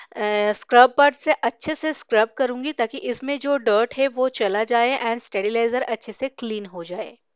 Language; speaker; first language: Hindi; native; Hindi